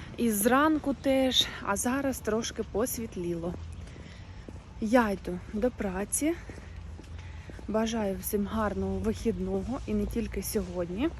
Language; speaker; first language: Ukrainian; non-native, local second language; Russian